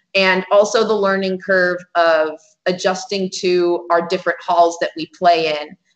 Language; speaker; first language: English; native; English